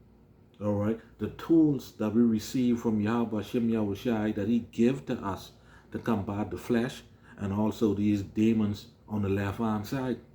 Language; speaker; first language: English; native; English